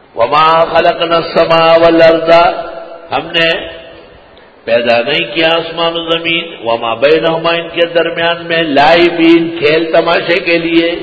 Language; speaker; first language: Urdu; non-native, local second language; Pashto